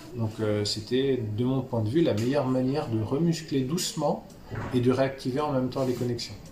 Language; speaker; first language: French; early bilingual, other home language; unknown